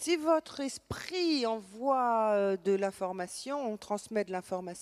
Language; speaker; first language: French; native; French